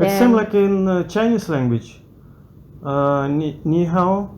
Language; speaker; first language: English; non-native, learner; Russian